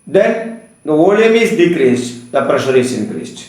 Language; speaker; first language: English; non-native, local second language; Malayalam